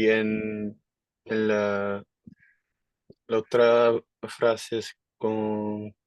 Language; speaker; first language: Spanish; non-native, learner; Dutch